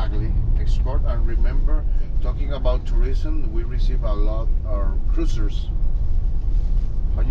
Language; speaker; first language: English; non-native, fluent; Spanish